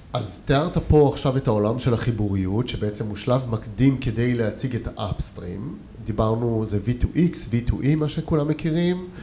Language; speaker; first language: Hebrew; native; Hebrew